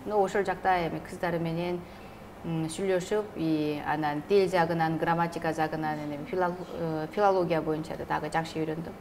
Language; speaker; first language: Kyrgyz; non-native, learner; Korean